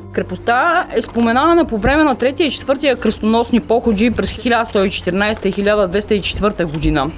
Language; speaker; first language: Bulgarian; native; Bulgarian